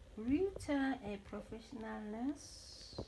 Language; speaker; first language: English; non-native, local second language; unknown